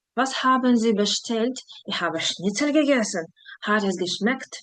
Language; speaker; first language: German; non-native, fluent; Ukrainian